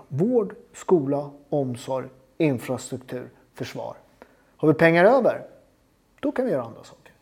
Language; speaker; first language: Swedish; native; Swedish